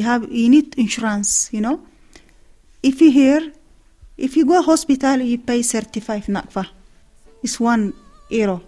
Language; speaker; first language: English; non-native, learner; Tigrinya